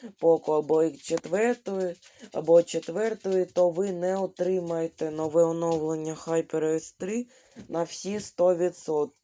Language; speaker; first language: Ukrainian; non-native, local second language; Russian